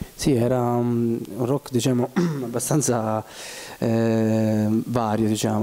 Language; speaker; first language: Italian; native; Italian